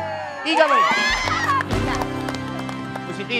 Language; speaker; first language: Indonesian; native; Indonesian